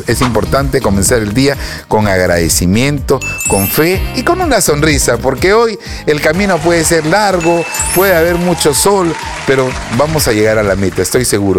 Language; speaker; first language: Spanish; native; Spanish